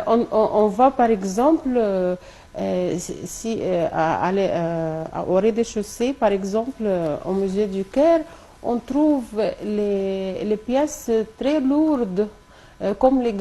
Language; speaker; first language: French; non-native, local second language; Arabic